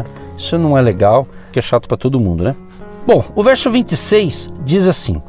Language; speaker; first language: Portuguese; native; Portuguese